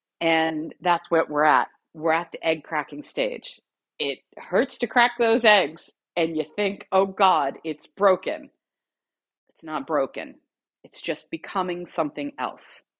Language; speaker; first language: English; native; English